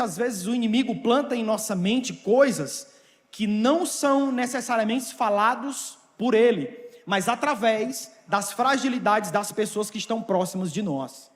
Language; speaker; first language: Portuguese; native; Portuguese